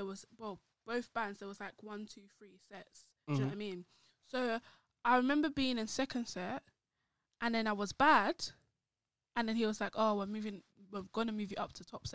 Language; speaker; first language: English; native; English